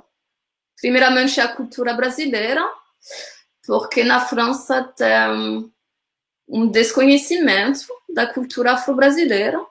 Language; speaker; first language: Portuguese; non-native, fluent; French